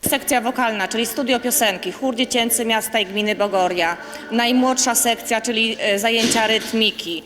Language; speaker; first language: Polish; native; Polish